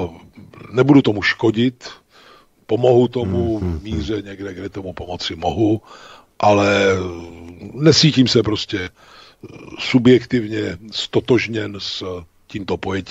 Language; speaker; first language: Czech; native; Czech